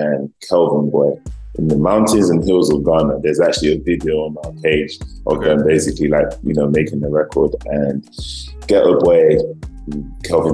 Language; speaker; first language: English; native; English